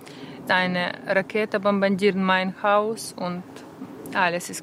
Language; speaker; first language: German; non-native, learner; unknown